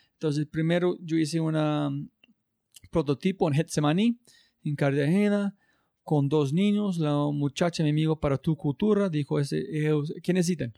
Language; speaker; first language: Spanish; non-native, learner; English